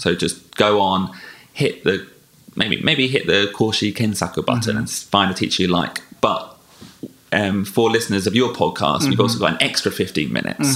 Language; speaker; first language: English; native; English